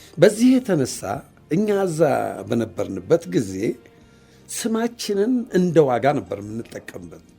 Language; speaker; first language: Amharic; native; Amharic